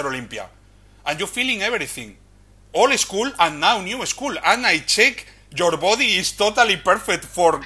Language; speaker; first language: English; non-native, learner; Spanish